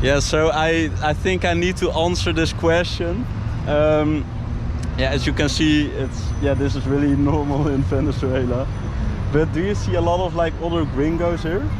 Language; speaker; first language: English; non-native, fluent; Dutch